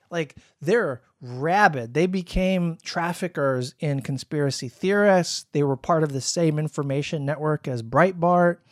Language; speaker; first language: English; native; English